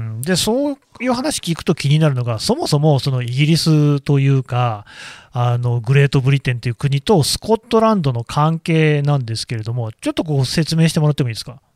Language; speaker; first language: Japanese; native; Japanese